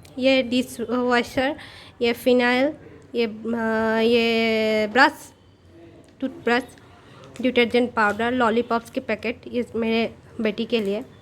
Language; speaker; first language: Hindi; non-native, local second language; Bangla